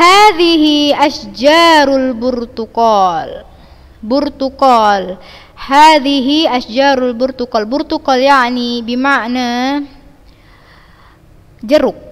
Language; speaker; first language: Arabic; non-native, fluent; Indonesian